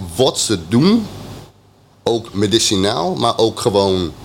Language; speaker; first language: Dutch; non-native, fluent; English